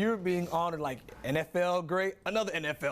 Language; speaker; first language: English; native; English